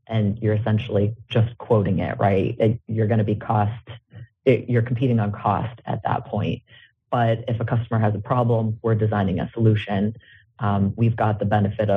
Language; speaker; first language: English; native; English